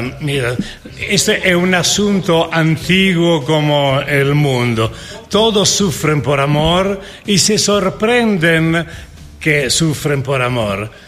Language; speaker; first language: Spanish; non-native, fluent; Italian